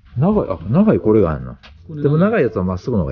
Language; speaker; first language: Japanese; native; Japanese